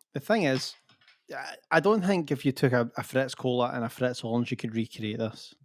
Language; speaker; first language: English; native; English